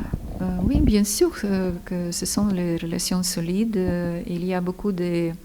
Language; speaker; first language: French; non-native, fluent; Ukrainian